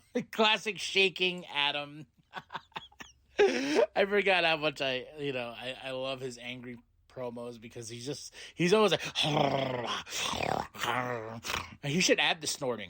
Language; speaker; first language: English; native; English